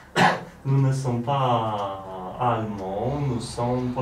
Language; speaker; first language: French; non-native, learner; Polish